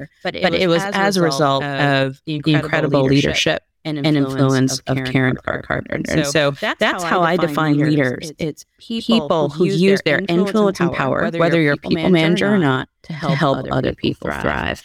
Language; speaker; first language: English; native; English